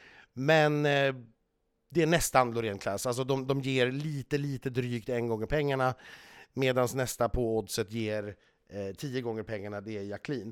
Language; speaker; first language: Swedish; native; Swedish